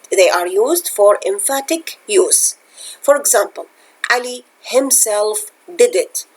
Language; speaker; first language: English; non-native, fluent; Arabic